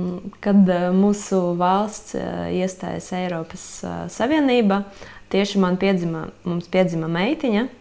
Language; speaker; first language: Latvian; non-native, local second language; Russian